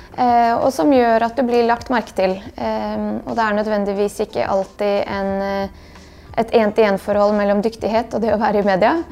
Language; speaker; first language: Norwegian; early bilingual, other home language; Bosnian